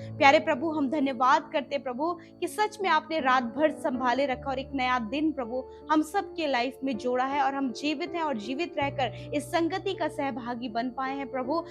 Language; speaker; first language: Hindi; native; Hindi